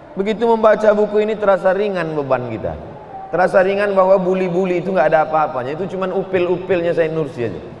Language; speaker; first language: Indonesian; native; Indonesian